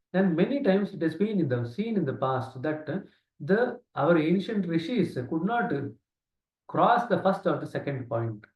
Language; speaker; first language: English; non-native, local second language; Kannada